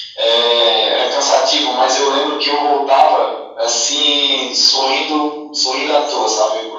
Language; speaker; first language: Portuguese; native; Portuguese